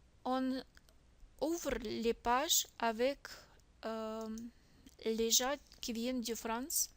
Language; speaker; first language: French; non-native, learner; Russian